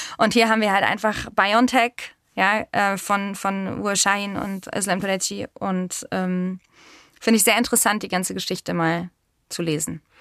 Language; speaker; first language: German; native; German